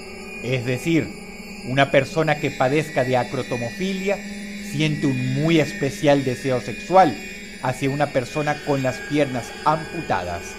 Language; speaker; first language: Spanish; native; Spanish